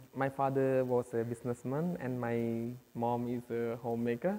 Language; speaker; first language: English; non-native, local second language; Nepali